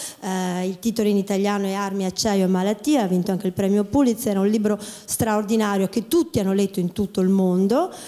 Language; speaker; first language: Italian; native; Italian